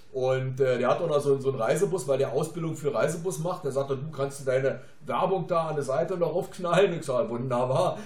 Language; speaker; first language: German; native; German